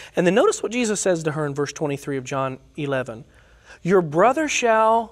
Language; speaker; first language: English; native; English